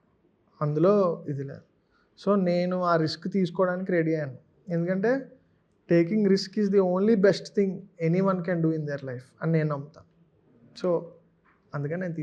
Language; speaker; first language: Telugu; native; Telugu